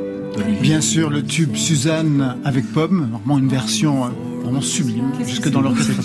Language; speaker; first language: French; native; French